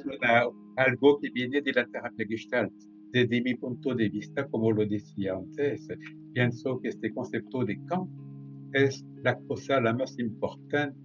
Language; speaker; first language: Spanish; non-native, fluent; French